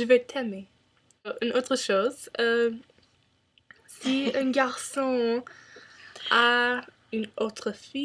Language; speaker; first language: French; non-native, learner; English